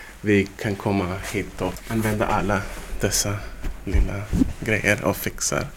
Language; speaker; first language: Swedish; non-native, fluent; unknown